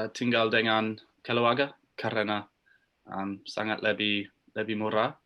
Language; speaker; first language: Indonesian; non-native, learner; English